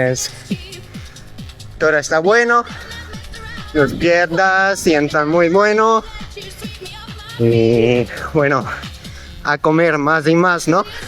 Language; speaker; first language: Spanish; non-native, learner; Dutch